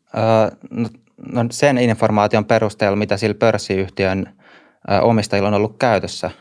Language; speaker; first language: Finnish; native; Finnish